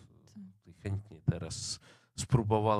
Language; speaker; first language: Polish; non-native, fluent; Russian